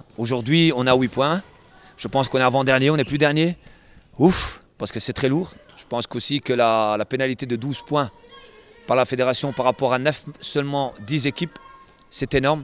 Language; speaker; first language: French; native; French